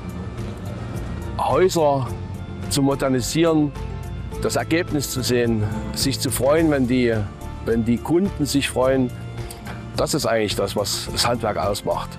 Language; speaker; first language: German; native; German